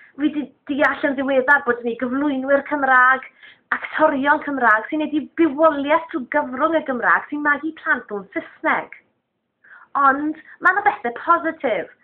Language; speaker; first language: Welsh; native; Welsh